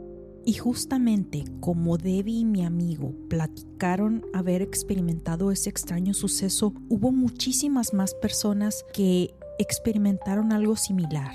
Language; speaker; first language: Spanish; native; Spanish